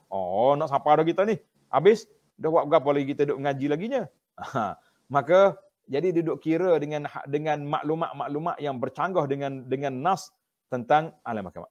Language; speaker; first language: Malay; native; Malay